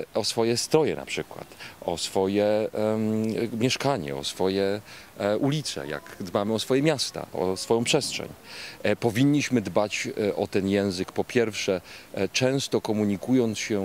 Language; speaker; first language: Polish; native; Polish